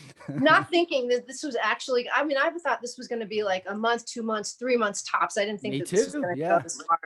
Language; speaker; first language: English; native; English